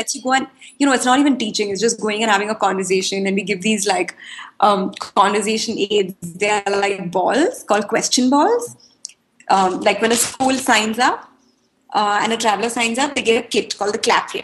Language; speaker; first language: English; non-native, local second language; Hindi